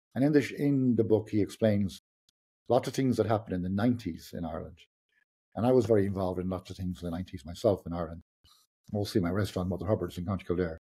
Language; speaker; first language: English; non-native, local second language; Irish